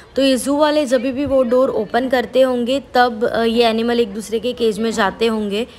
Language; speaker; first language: Hindi; non-native, local second language; Gujarati